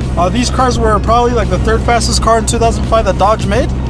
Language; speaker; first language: English; native; English